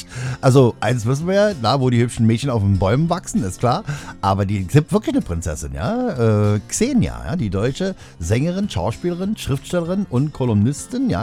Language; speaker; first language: German; native; German